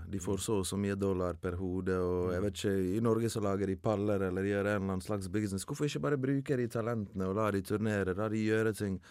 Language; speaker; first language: Norwegian; early bilingual, other home language; Bosnian